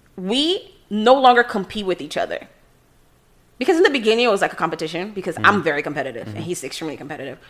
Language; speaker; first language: English; non-native, fluent; Portuguese